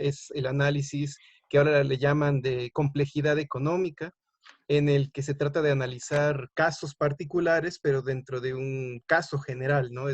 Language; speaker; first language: Spanish; native; Spanish